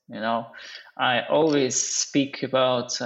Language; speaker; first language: English; non-native, learner; Russian